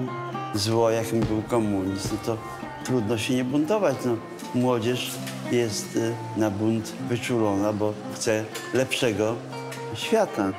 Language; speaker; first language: Polish; native; Polish